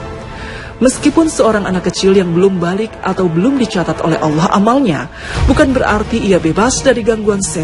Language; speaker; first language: Indonesian; native; Indonesian